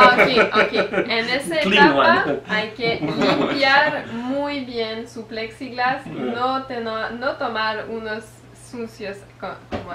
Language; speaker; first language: Spanish; non-native, fluent; French